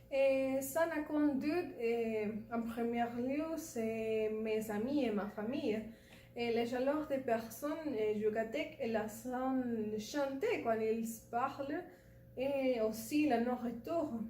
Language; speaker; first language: French; non-native, learner; Spanish